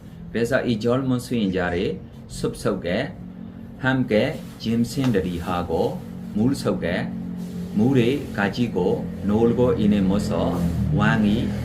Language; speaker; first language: Korean; non-native, fluent; Burmese